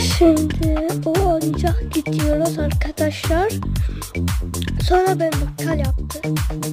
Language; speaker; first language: Turkish; non-native, learner; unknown